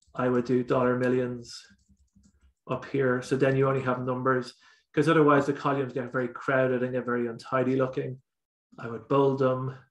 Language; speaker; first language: English; native; English